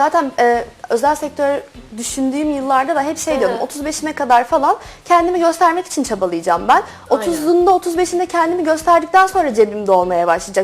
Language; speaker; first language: Turkish; native; Turkish